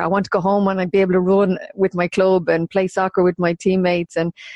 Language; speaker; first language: English; native; English